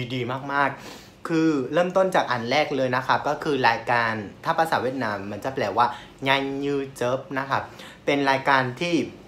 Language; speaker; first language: Thai; non-native, fluent; Vietnamese